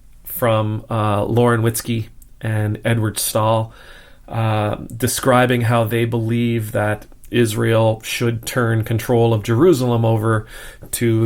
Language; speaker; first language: English; native; English